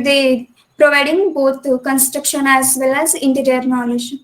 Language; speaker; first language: English; non-native, local second language; Kannada